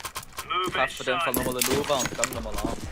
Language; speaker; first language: German; native; German